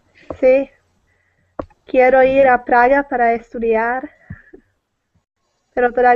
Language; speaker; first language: Spanish; non-native, learner; Czech